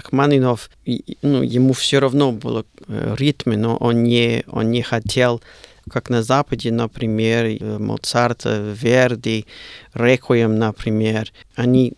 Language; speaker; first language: Russian; non-native, learner; English